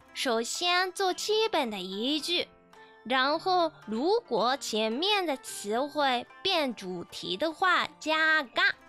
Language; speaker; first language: Chinese; non-native, learner; Japanese